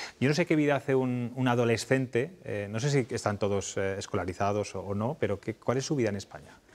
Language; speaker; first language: Spanish; native; Spanish